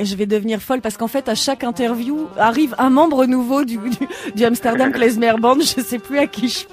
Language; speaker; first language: French; native; French